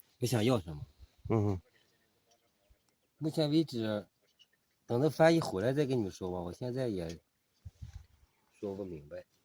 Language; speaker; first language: Chinese; native; Chinese